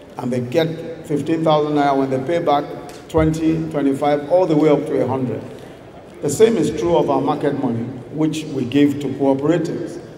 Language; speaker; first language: English; non-native, local second language; Yoruba